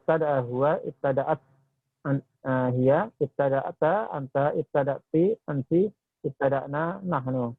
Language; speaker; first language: Arabic; non-native, learner; Indonesian